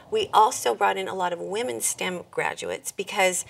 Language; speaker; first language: English; native; English